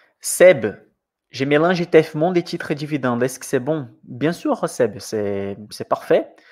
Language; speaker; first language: French; non-native, fluent; Portuguese